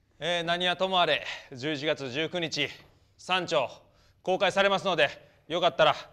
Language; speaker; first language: Japanese; native; Japanese